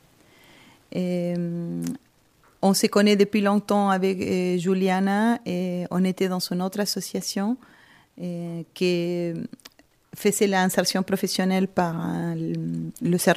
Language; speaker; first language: French; non-native, fluent; Spanish